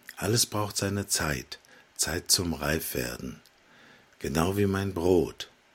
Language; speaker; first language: German; non-native, fluent; Slovak